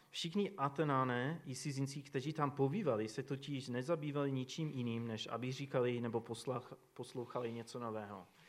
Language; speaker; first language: Czech; non-native, fluent; English